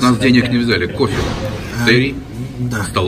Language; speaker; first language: Russian; native; Russian